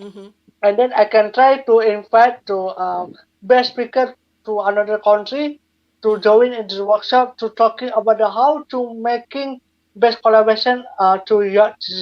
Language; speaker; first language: English; non-native, learner; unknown